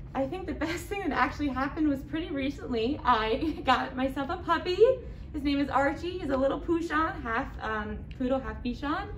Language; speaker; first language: English; native; English